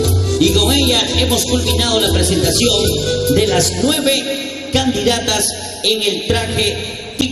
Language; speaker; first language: Spanish; native; Spanish